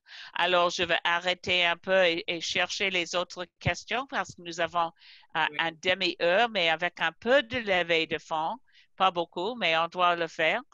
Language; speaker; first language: French; non-native, fluent; English